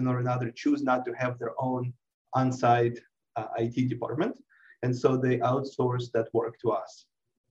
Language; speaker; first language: English; non-native, fluent; Russian